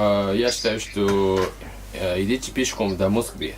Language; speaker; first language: Russian; non-native, learner; Japanese